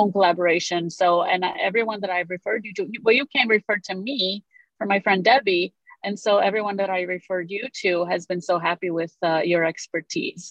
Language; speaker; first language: English; non-native, fluent; Romanian